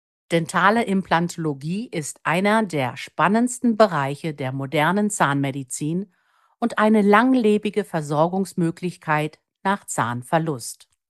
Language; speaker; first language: German; native; German